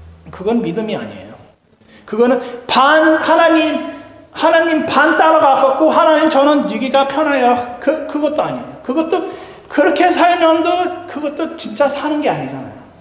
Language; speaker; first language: Korean; native; Korean